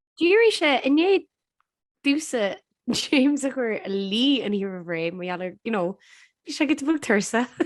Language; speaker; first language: Irish; native; Irish